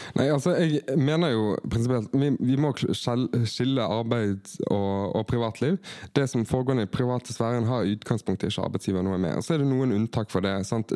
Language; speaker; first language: Norwegian; native; Norwegian